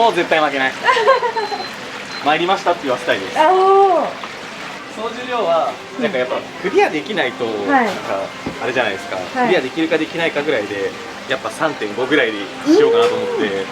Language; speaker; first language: Japanese; native; Japanese